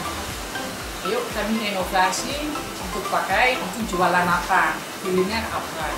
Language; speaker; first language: Indonesian; non-native, fluent; Dutch